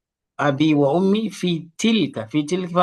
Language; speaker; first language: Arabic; non-native, fluent; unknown